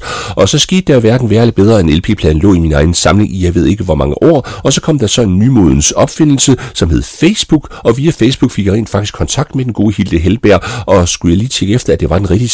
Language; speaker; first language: Danish; native; Danish